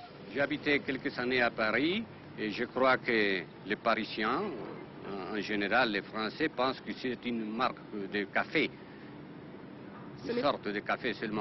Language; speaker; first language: French; non-native, fluent; Spanish